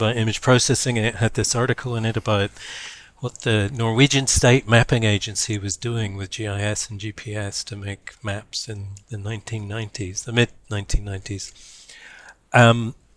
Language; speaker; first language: English; native; English